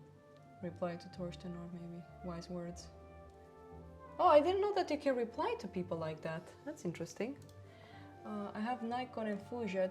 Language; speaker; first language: English; non-native, fluent; Romanian